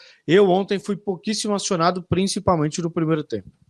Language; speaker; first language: Portuguese; native; Portuguese